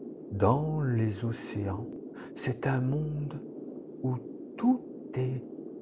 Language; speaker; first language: French; native; French